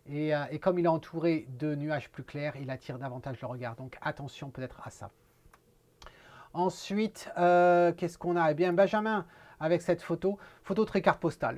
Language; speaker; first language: French; native; French